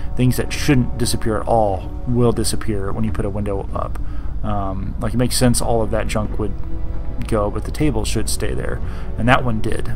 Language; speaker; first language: English; native; English